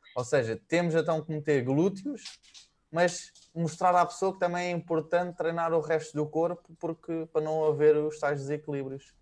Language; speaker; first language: Portuguese; native; Portuguese